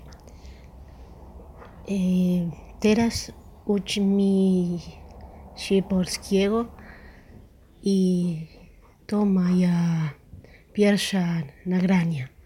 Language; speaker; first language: Polish; non-native, learner; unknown